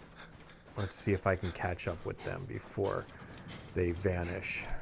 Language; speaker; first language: English; native; English